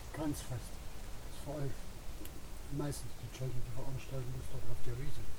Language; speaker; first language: German; native; German